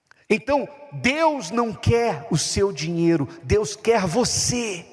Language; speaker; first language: Portuguese; native; Portuguese